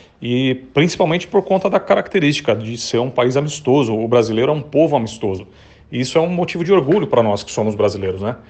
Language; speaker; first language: Portuguese; native; Portuguese